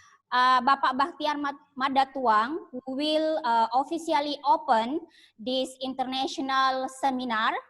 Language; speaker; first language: English; non-native, learner; Indonesian